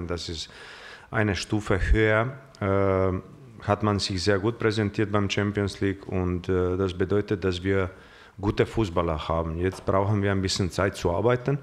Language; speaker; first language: German; non-native, fluent; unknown